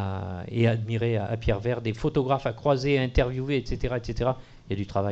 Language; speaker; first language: French; native; French